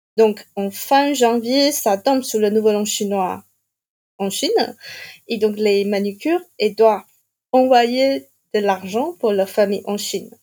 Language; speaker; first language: French; non-native, fluent; Chinese